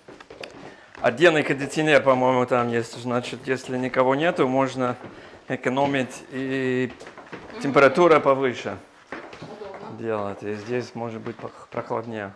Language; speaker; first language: Russian; non-native, fluent; English